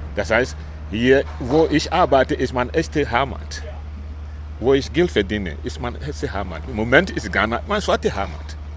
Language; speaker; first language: German; non-native, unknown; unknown